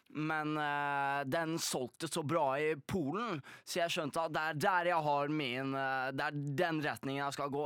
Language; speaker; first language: Norwegian; early bilingual, other home language; Polish